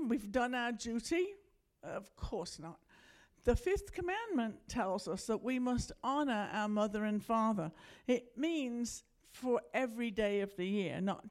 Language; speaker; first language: English; native; English